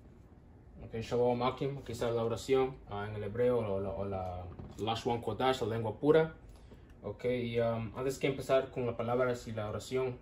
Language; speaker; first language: Spanish; non-native, learner; English